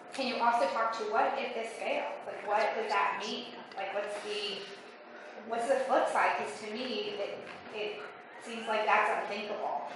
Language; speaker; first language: English; native; English